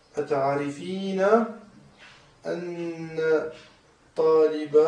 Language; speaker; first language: Arabic; non-native, learner; French